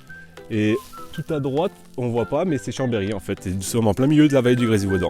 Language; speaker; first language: French; native; French